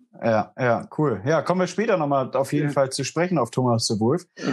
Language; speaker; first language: German; native; German